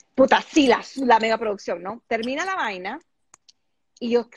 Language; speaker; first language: Spanish; native; Spanish